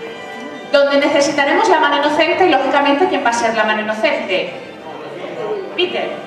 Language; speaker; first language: Spanish; native; Spanish